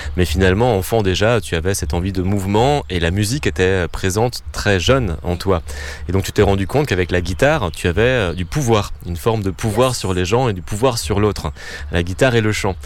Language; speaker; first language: French; native; French